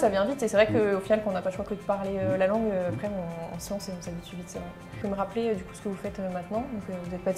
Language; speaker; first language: French; native; French